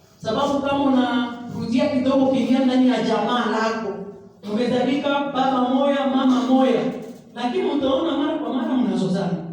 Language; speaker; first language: Swahili; native; Swahili